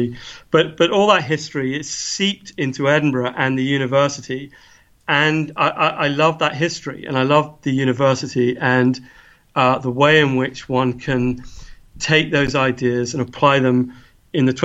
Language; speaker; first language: English; native; English